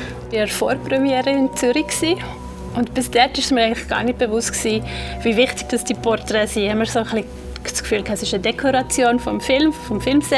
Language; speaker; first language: German; native; German